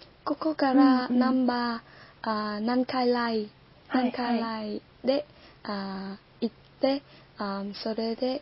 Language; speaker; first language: Japanese; non-native, learner; Vietnamese